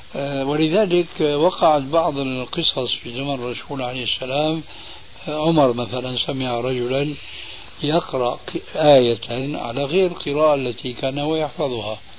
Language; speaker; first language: Arabic; early bilingual, other home language; Albanian